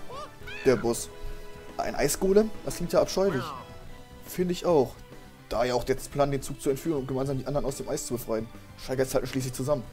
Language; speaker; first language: German; native; German